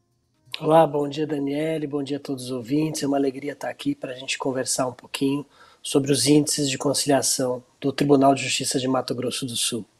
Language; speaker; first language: Portuguese; native; Portuguese